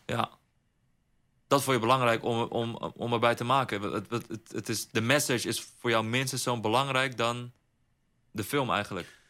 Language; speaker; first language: Dutch; native; Dutch